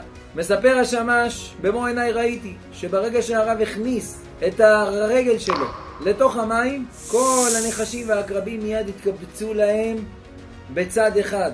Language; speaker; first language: Hebrew; native; Hebrew